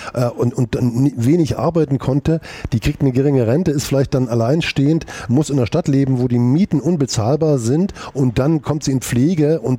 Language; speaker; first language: German; native; German